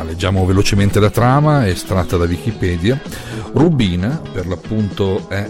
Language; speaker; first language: Italian; native; Italian